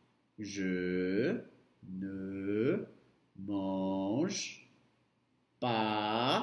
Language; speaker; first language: French; non-native, fluent; Portuguese